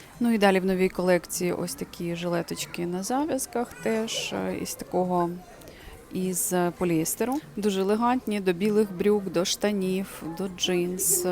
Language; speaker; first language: Ukrainian; native; Ukrainian